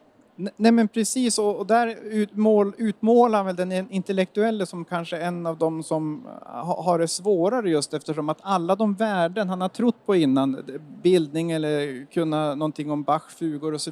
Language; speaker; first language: Swedish; native; Swedish